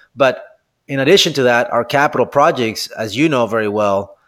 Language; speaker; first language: English; non-native, fluent; Spanish